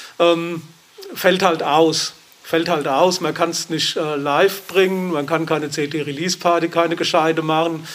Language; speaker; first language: German; native; German